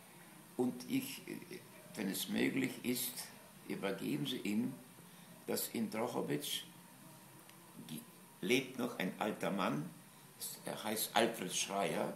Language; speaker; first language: German; non-native, fluent; Polish